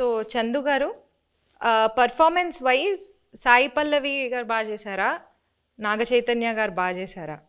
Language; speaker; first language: Telugu; native; Telugu